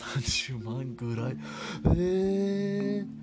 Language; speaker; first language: Japanese; non-native, learner; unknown